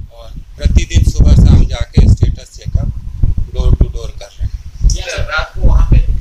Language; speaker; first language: Hindi; native; Hindi